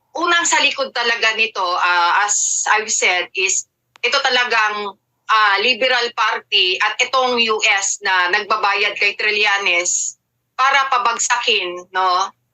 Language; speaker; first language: Filipino; native; Filipino